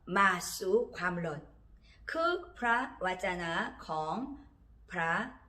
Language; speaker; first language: Thai; non-native, learner; Korean